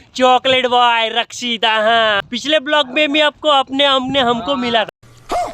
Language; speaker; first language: Hindi; non-native, local second language; Marathi